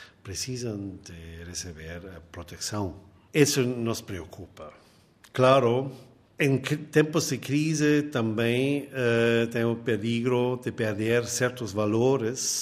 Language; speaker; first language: Portuguese; non-native, fluent; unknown